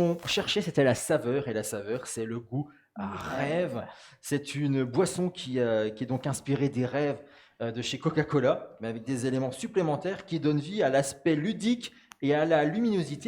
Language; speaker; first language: French; native; French